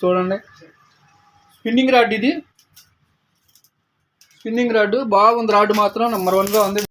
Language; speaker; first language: Telugu; native; Telugu